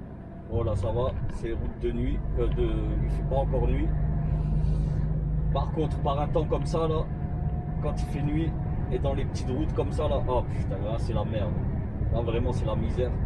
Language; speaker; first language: French; native; French